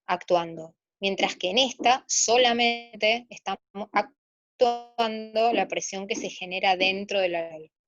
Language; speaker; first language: Spanish; native; Spanish